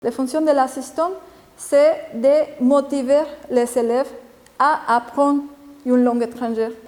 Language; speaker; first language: French; non-native, fluent; Spanish